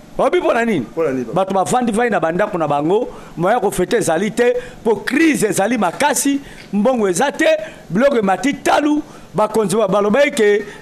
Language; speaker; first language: Lingala; native; Lingala